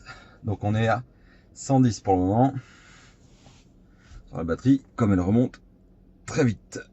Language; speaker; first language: French; native; French